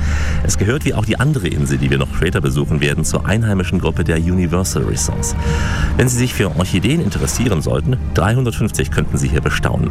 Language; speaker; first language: German; native; German